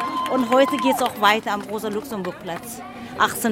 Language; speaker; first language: German; non-native, fluent; Persian